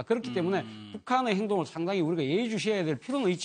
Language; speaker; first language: Korean; native; Korean